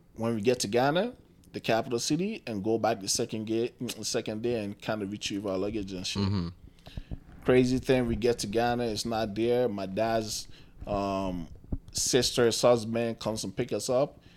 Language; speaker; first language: English; non-native, local second language; Akan